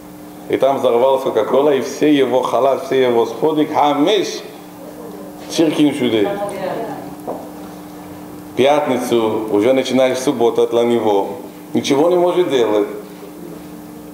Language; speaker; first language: Russian; non-native, local second language; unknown